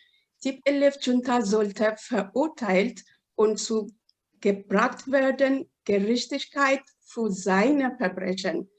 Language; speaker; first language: German; non-native, learner; Amharic